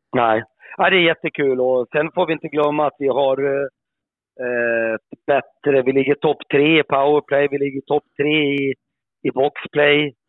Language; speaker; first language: Swedish; native; Swedish